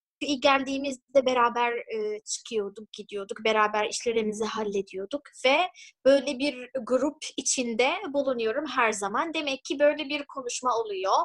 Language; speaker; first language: Turkish; non-native, fluent; Arabic